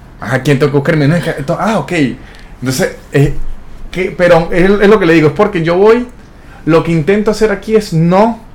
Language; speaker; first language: Spanish; native; Spanish